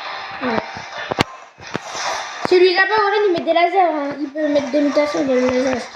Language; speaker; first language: French; native; French